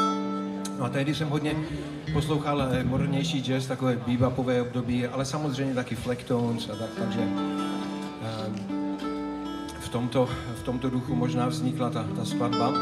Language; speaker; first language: Czech; native; Czech